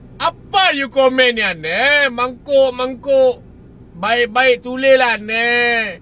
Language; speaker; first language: Malay; native; Malay